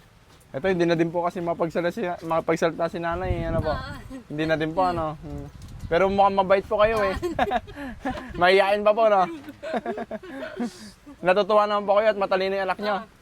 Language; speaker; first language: Filipino; native; Filipino